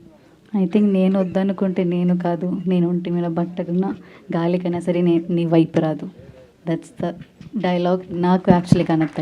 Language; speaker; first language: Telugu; non-native, learner; Malayalam